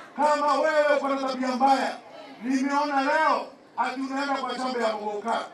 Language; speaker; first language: Swahili; non-native, local second language; Embu